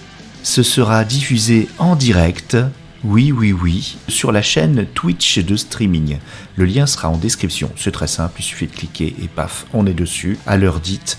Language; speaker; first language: French; native; French